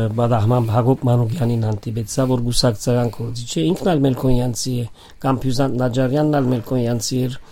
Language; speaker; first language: Armenian; native; Armenian